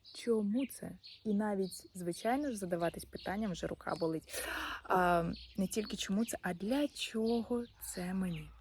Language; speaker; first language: Ukrainian; non-native, local second language; Russian